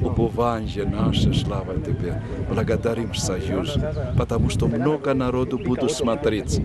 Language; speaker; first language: Russian; non-native, learner; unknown